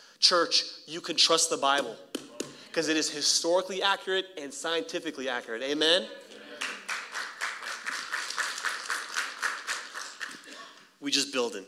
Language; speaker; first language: English; native; English